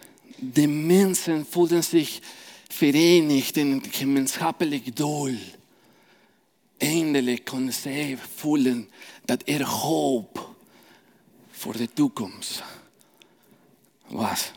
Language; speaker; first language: Dutch; non-native, fluent; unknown